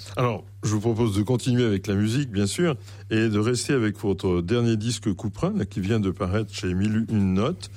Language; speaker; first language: French; native; French